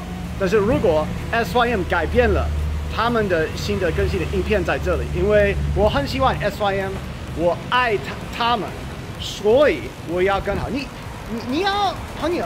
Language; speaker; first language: Chinese; non-native, learner; English